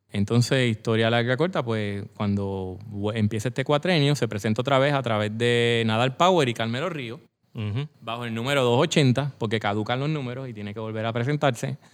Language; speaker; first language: Spanish; native; Spanish